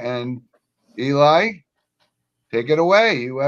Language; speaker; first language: English; native; English